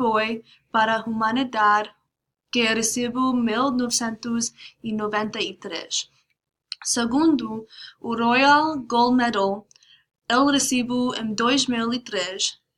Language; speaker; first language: Portuguese; non-native, learner; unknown